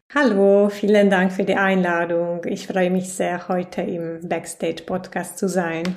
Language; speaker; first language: German; non-native, fluent; Polish